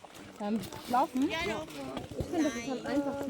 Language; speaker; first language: German; non-native, learner; Malayalam